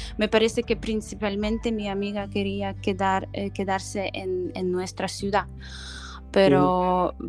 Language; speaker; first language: Spanish; non-native, fluent; Ukrainian